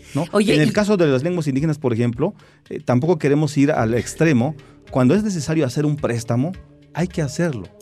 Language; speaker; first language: Spanish; non-native, local second language; Tzeltal